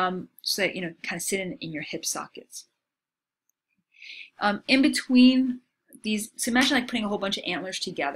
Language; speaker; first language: English; native; English